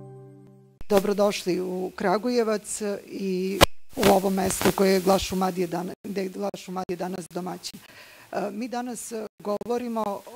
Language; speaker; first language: Bosnian; native; Bosnian